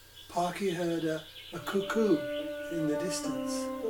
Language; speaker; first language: English; native; English